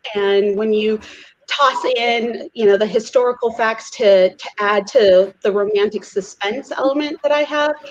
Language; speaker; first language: English; native; English